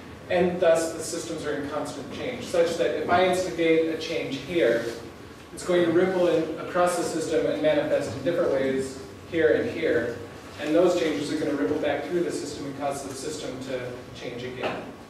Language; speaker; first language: English; native; English